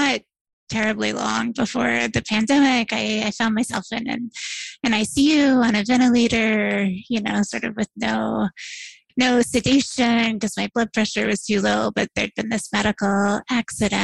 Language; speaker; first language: English; native; English